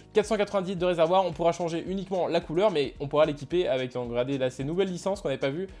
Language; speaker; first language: French; native; French